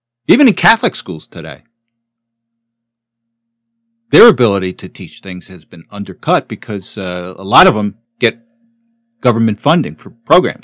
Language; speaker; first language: English; native; English